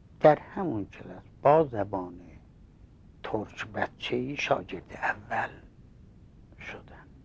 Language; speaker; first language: Persian; non-native, local second language; Azerbaijani